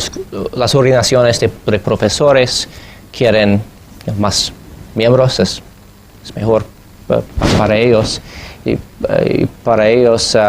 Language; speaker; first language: Spanish; non-native, fluent; English